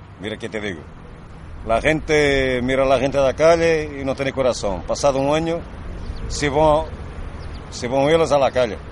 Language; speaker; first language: Spanish; non-native, fluent; Romanian